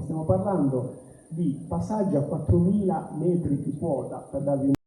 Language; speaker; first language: Italian; native; Italian